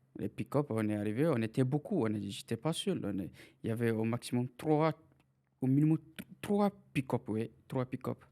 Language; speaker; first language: French; non-native, local second language; Fula